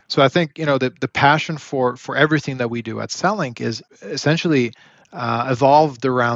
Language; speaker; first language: English; native; English